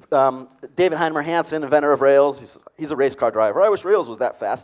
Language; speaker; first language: English; native; English